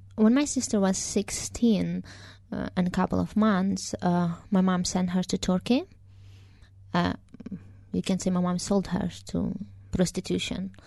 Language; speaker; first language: English; non-native, fluent; Romanian